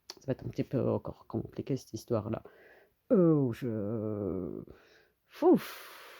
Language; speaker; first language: French; early bilingual, other home language; Kabyle